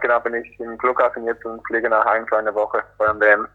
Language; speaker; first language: German; non-native, fluent; English